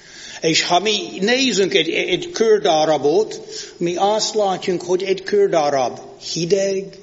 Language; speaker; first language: Hungarian; non-native, fluent; English